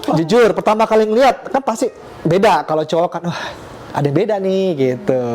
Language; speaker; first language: Indonesian; native; Indonesian